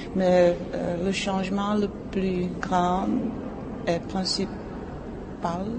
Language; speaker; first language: French; non-native, fluent; Czech